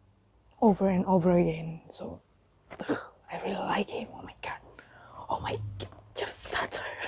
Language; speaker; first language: English; non-native, learner; Indonesian